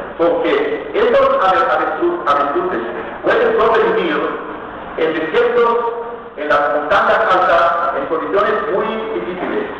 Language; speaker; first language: Spanish; non-native, fluent; Hebrew